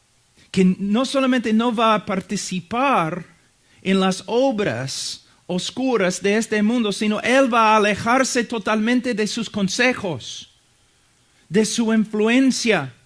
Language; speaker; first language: Spanish; non-native, fluent; English